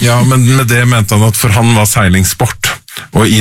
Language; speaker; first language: Norwegian; native; Norwegian